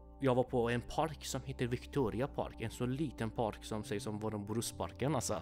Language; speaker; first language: Swedish; non-native, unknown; Persian